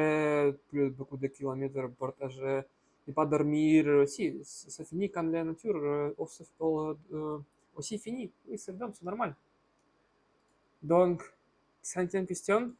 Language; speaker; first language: French; non-native, learner; Russian